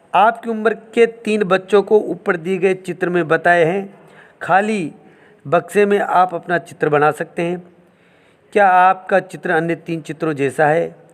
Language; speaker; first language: Hindi; native; Hindi